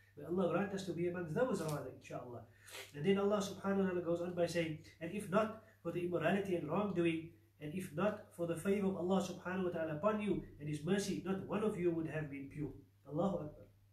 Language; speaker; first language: English; native; English